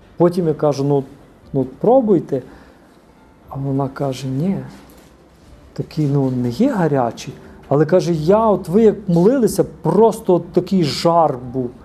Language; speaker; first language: Ukrainian; native; Ukrainian